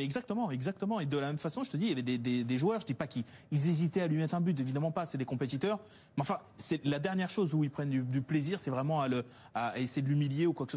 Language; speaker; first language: French; native; French